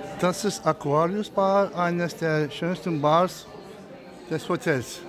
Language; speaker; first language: German; non-native, learner; Turkish